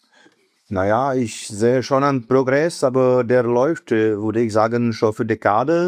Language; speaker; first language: German; non-native, fluent; Czech